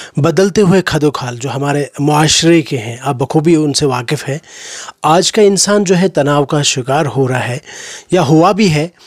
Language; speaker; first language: Hindi; non-native, local second language; Kashmiri